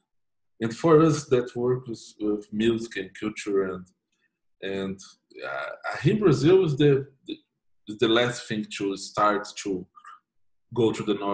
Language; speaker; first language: English; non-native, fluent; Portuguese